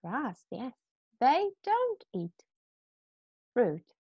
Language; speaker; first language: English; non-native, fluent; Polish